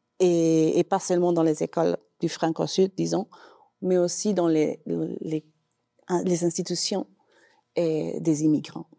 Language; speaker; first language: French; non-native, fluent; Spanish